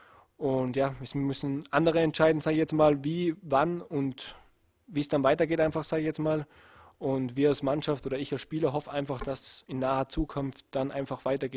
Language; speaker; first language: German; native; German